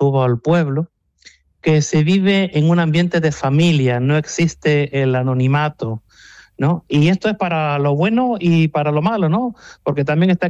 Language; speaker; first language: Spanish; native; Spanish